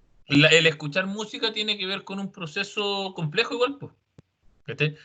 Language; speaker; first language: Spanish; native; Spanish